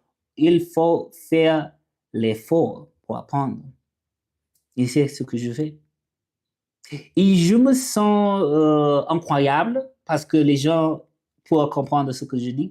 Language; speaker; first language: French; non-native, learner; English